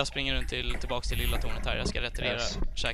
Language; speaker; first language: Swedish; native; Swedish